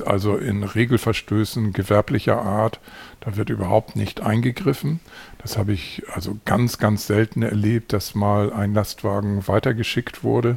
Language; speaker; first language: German; native; German